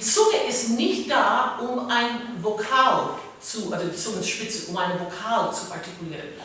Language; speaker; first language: German; non-native, fluent; English